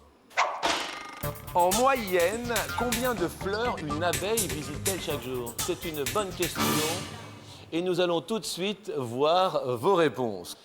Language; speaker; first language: French; native; French